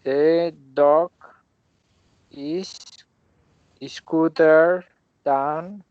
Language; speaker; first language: English; non-native, learner; Spanish